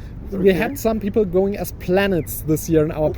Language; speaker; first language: English; non-native, fluent; German